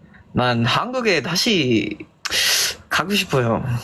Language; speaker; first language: Korean; non-native, learner; Filipino